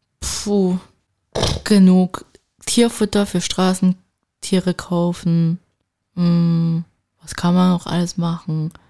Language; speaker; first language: German; early bilingual, other home language; Turkish